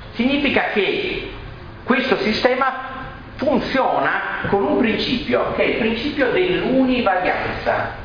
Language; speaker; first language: Italian; native; Italian